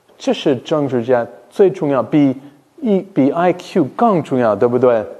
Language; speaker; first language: Chinese; non-native, fluent; English